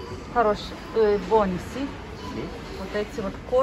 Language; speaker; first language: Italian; non-native, fluent; Russian